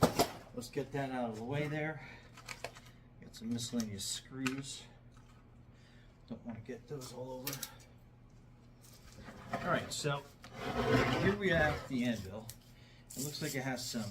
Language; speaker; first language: English; native; English